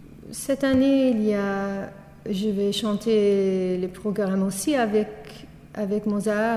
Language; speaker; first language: French; non-native, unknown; English